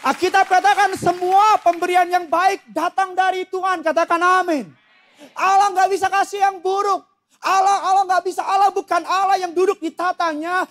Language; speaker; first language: Indonesian; native; Indonesian